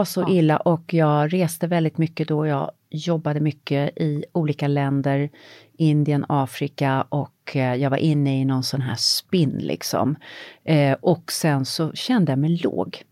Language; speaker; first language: Swedish; native; Swedish